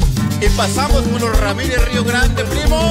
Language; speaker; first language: Spanish; native; Spanish